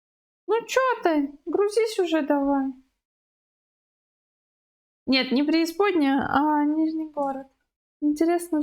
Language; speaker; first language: Russian; native; Russian